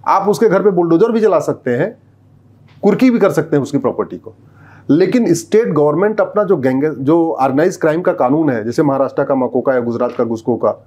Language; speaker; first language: Hindi; native; Hindi